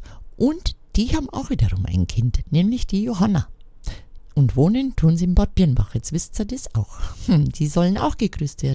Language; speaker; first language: German; native; German